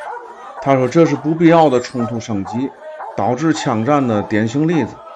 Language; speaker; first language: Chinese; native; Chinese